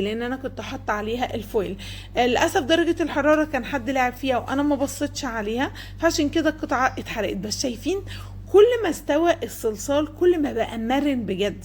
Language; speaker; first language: Arabic; native; Arabic